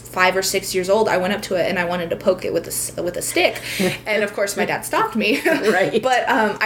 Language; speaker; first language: English; native; English